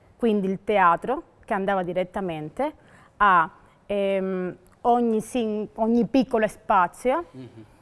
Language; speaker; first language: Italian; non-native, fluent; Spanish